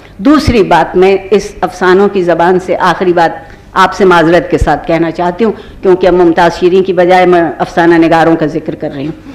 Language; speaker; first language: Urdu; native; Urdu